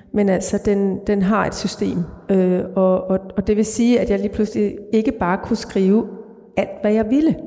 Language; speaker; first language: Danish; native; Danish